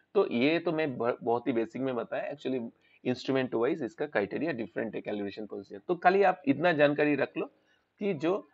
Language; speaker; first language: Hindi; non-native, local second language; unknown